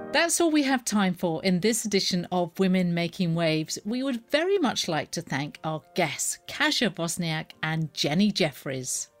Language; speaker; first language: English; native; English